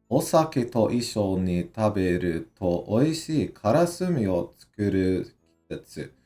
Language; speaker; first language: Japanese; non-native, learner; English